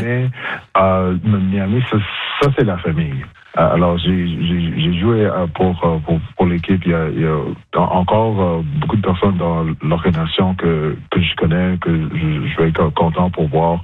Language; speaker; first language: French; non-native, local second language; English